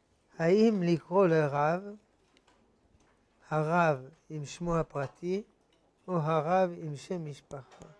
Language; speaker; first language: Hebrew; non-native, fluent; French